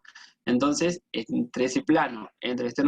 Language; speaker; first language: Spanish; native; Spanish